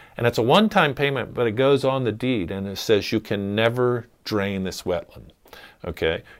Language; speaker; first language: English; native; English